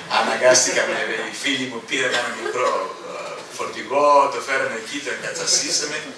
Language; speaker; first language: Greek; early bilingual, heritage; Greek